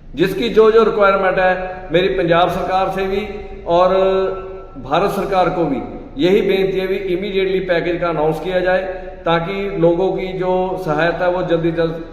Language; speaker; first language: Hindi; non-native, local second language; Punjabi